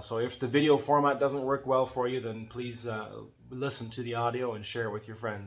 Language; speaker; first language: English; native; English